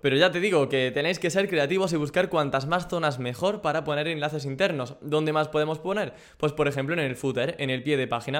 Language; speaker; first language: Spanish; native; Spanish